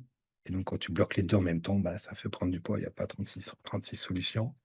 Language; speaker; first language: French; native; French